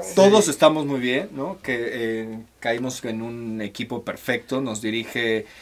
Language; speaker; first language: Spanish; native; Spanish